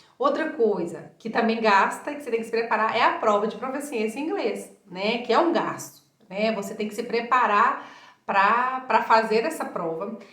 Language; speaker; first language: Portuguese; native; Portuguese